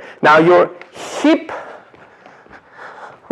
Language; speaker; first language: English; non-native, fluent; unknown